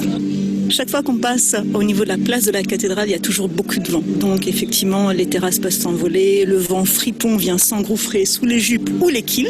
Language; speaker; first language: French; native; French